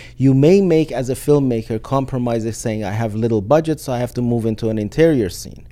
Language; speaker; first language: English; non-native, fluent; Persian